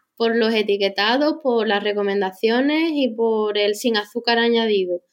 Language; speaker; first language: Spanish; native; Spanish